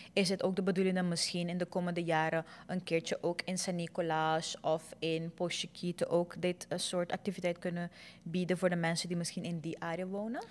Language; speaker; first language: Dutch; non-native, local second language; Papiamento